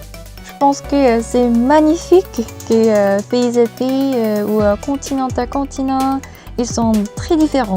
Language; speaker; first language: French; non-native, learner; Korean